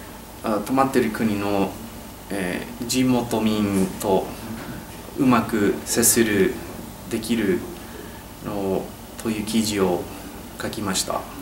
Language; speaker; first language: Japanese; non-native, learner; English